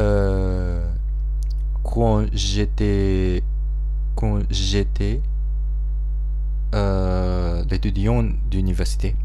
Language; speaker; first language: French; non-native, learner; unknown